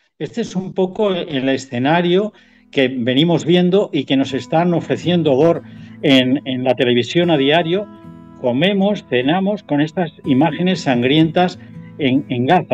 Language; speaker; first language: Spanish; native; Spanish